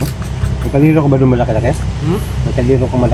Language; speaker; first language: Filipino; native; Filipino